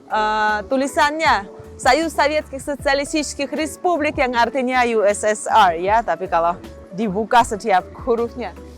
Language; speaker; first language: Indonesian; non-native, fluent; Russian